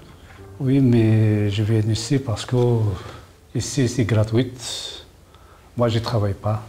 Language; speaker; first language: French; non-native, learner; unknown